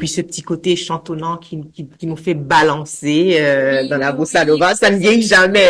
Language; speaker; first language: French; native; French